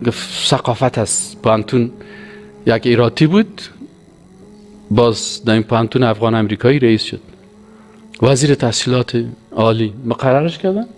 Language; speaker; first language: Persian; native; Persian